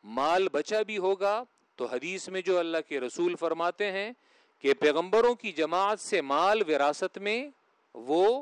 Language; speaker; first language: Urdu; non-native, local second language; Pashto